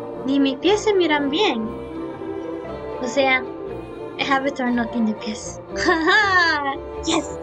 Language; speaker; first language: Spanish; early bilingual, heritage; Spanish